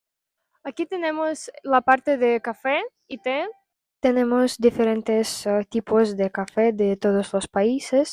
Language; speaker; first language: Spanish; non-native, fluent; Russian